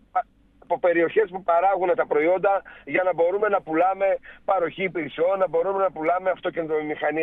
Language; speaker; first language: Greek; native; Greek